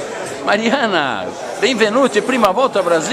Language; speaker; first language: Italian; non-native, learner; Portuguese